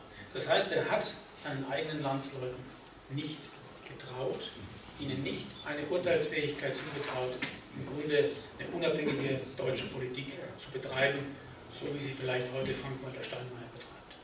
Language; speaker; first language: German; native; German